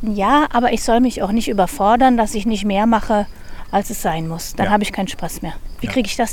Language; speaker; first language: German; native; German